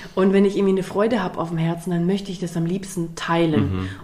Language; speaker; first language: German; early bilingual, other home language; Russian